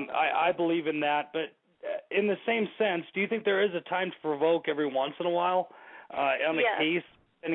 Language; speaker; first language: English; native; English